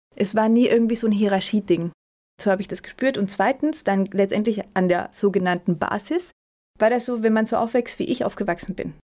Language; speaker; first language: German; early bilingual, other home language; Spanish